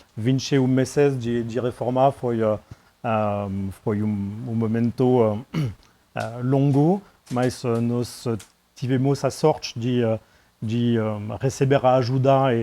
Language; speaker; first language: Portuguese; non-native, fluent; French